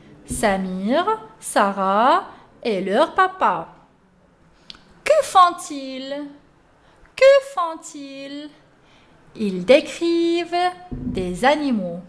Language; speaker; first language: French; non-native, local second language; Arabic